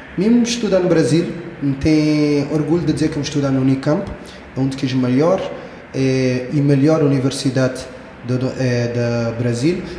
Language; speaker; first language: Portuguese; non-native, local second language; Kabuverdianu